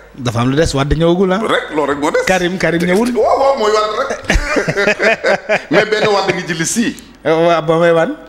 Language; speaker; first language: Wolof; native; Wolof